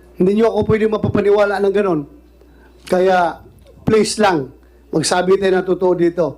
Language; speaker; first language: Filipino; non-native, local second language; Cebuano